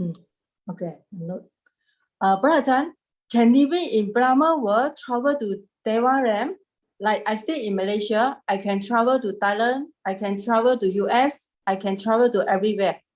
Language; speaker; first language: English; non-native, learner; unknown